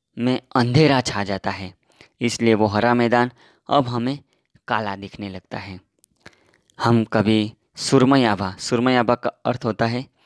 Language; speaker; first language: Hindi; non-native, local second language; Gujarati